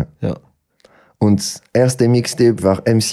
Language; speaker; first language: German; non-native, local second language; French